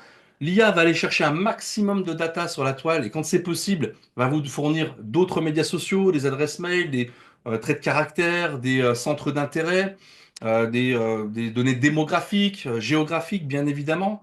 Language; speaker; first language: French; native; French